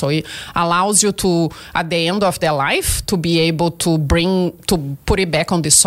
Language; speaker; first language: English; non-native, fluent; Portuguese